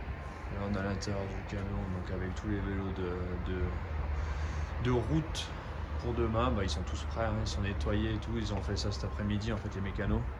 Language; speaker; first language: French; native; French